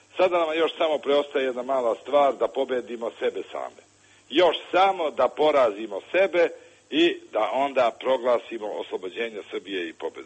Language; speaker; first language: Serbian; native; Serbian